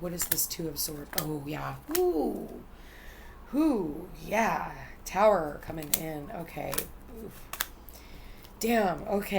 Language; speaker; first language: English; native; English